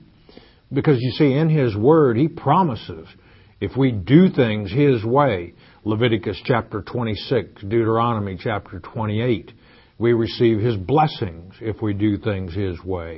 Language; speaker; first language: English; native; English